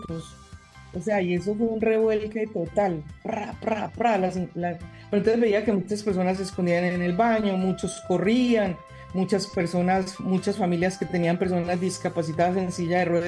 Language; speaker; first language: Spanish; native; Spanish